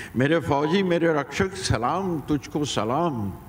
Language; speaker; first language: Hindi; native; Hindi